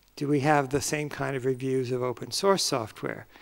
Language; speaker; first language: English; native; English